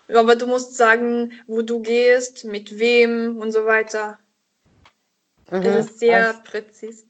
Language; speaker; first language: German; non-native, learner; Italian